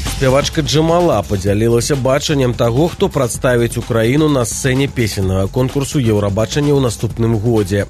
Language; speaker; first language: Belarusian; native; Belarusian